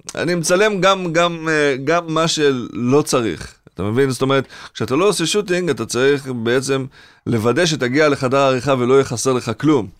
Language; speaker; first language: Hebrew; native; Hebrew